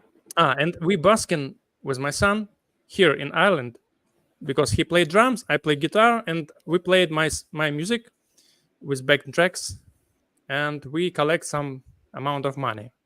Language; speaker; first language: English; non-native, fluent; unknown